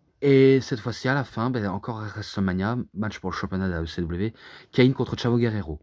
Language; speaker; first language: French; native; French